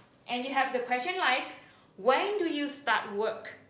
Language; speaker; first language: English; non-native, fluent; Vietnamese